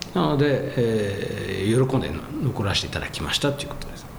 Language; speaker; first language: Japanese; non-native, fluent; French